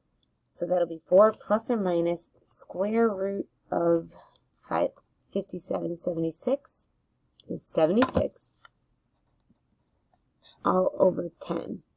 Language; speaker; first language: English; native; English